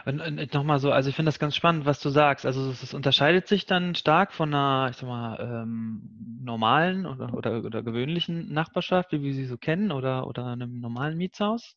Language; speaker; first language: German; native; German